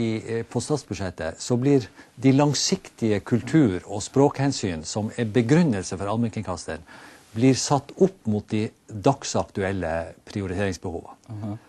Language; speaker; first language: Norwegian; native; Norwegian